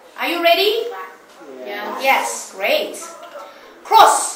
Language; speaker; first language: English; non-native, fluent; Korean